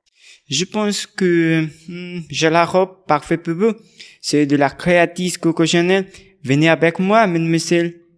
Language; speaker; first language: French; non-native, learner; Spanish